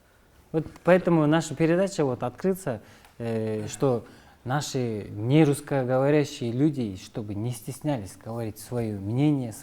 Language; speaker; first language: Russian; non-native, local second language; Kyrgyz